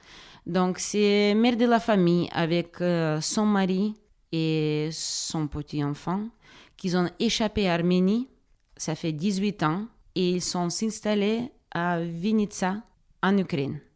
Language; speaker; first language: French; non-native, fluent; Russian